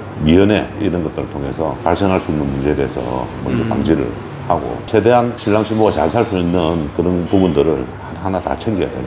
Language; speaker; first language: Korean; native; Korean